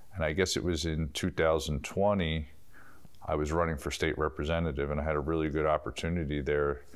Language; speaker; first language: English; native; English